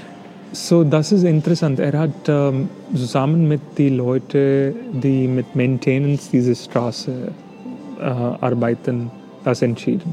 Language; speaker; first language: German; non-native, fluent; English